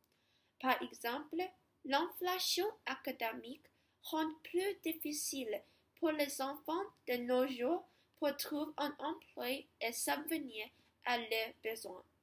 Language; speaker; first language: French; non-native, learner; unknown